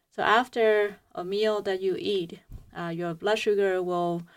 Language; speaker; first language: English; non-native, fluent; Vietnamese